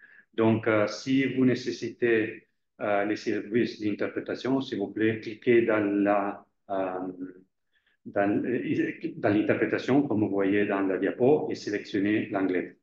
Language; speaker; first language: French; non-native, fluent; Italian